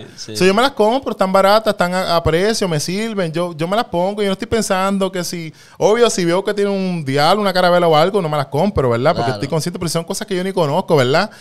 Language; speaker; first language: Spanish; native; Spanish